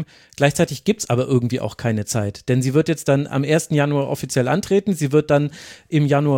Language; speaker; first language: German; native; German